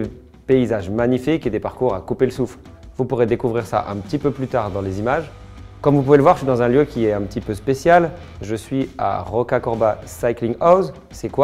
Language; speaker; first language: French; native; French